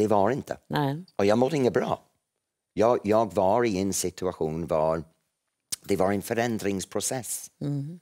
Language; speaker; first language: Swedish; non-native, fluent; English